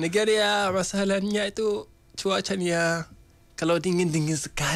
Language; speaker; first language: Indonesian; non-native, learner; Hausa